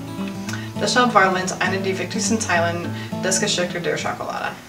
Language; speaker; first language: German; non-native, learner; English